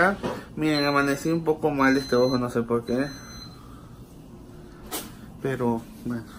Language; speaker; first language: Spanish; native; Spanish